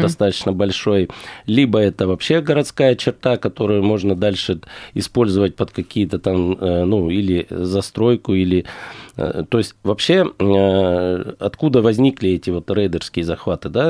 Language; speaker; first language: Russian; native; Russian